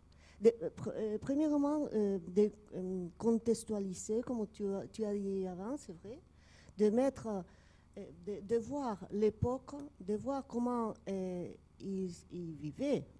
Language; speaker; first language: French; non-native, fluent; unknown